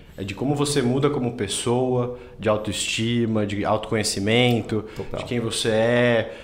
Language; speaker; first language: Portuguese; native; Portuguese